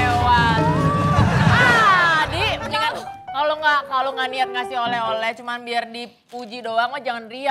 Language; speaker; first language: Indonesian; native; Indonesian